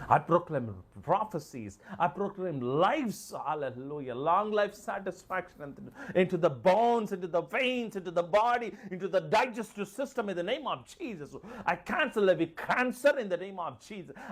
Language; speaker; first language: English; non-native, local second language; Telugu